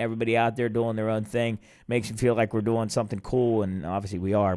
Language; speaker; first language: English; native; English